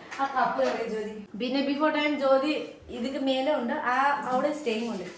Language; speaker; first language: Malayalam; non-native, learner; Nepali